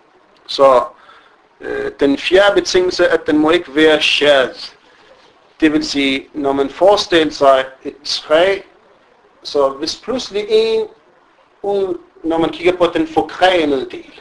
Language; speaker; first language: Danish; non-native, fluent; Arabic